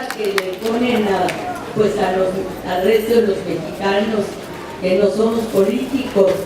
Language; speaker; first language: Spanish; early bilingual, other home language; French